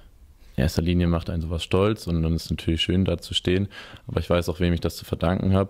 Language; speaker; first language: German; native; German